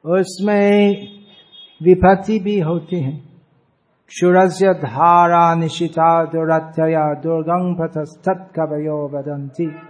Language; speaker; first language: Hindi; non-native, fluent; English